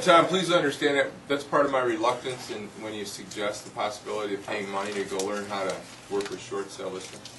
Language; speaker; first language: English; native; English